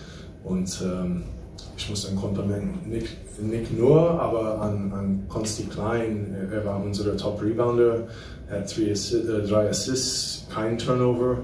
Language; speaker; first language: German; non-native, fluent; English